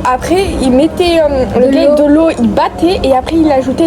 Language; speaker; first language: French; native; French